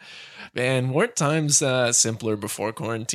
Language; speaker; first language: English; native; English